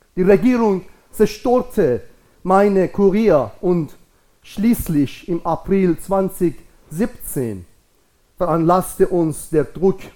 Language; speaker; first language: German; non-native, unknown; Persian